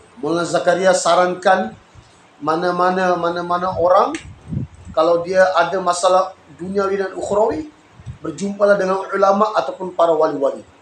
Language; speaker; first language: Malay; native; Malay